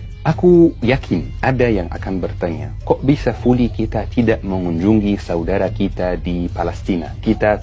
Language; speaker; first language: Indonesian; non-native, fluent; Arabic